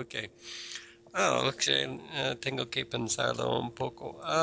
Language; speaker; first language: Spanish; non-native, fluent; English